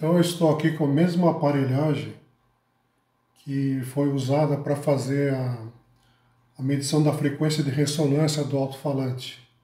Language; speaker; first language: Portuguese; native; Portuguese